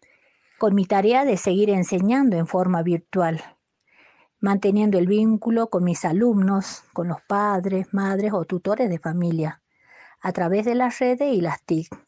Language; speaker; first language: Spanish; native; Spanish